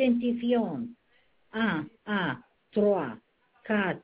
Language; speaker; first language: French; non-native, learner; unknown